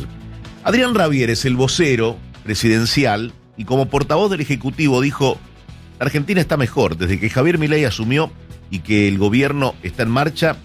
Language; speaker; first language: Spanish; native; Spanish